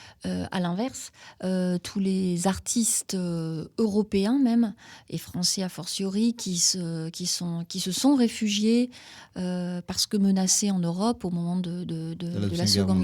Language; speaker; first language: French; native; French